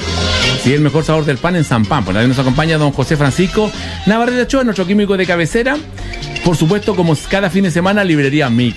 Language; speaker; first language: Spanish; native; Spanish